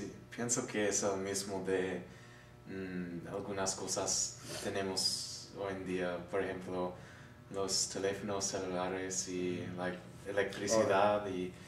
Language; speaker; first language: Spanish; non-native, learner; English